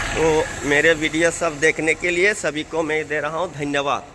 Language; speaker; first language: Hindi; non-native, local second language; Bangla